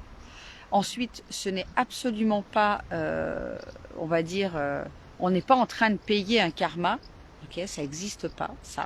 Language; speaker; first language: French; native; French